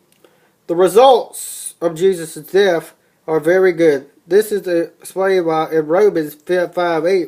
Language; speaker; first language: English; native; English